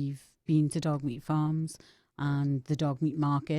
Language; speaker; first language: English; native; English